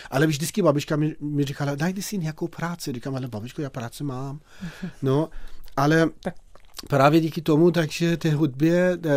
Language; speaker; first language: Czech; non-native, fluent; Persian